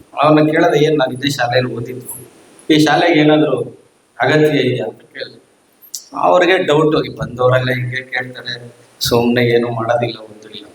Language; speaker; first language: Kannada; native; Kannada